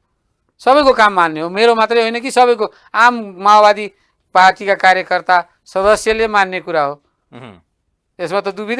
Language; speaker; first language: Nepali; native; Nepali